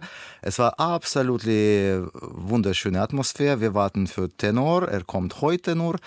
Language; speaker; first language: German; non-native, learner; Russian